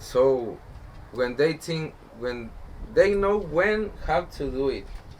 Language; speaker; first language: English; non-native, learner; Spanish